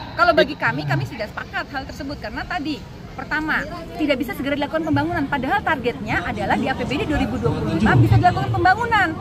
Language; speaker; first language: Indonesian; native; Indonesian